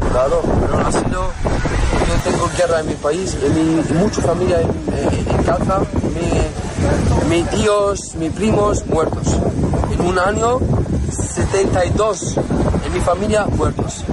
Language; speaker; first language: Spanish; non-native, learner; Arabic